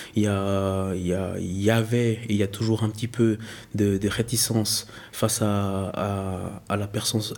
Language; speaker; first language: French; early bilingual, other home language; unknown